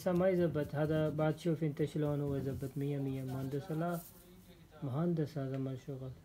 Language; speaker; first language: Arabic; non-native, learner; Urdu